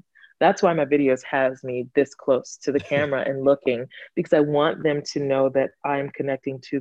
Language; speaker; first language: English; native; English